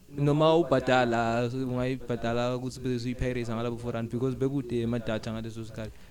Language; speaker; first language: Zulu; non-native, local second language; Swati